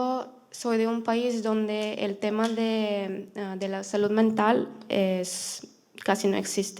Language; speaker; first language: Spanish; non-native, fluent; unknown